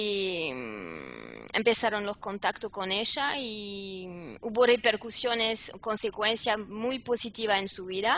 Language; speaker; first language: Spanish; non-native, fluent; French